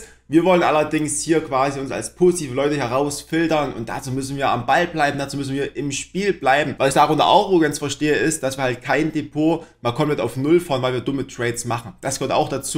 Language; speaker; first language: German; native; German